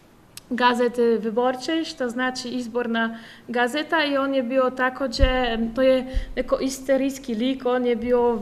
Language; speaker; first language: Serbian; non-native, fluent; Polish